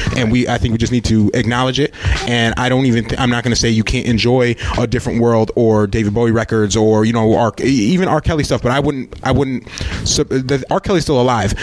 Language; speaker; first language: English; native; English